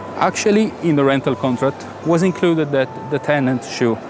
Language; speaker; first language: English; non-native, fluent; Italian